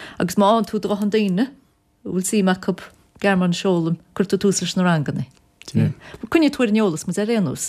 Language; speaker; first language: Irish; native; Irish